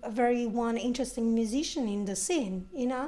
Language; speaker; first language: English; non-native, fluent; Italian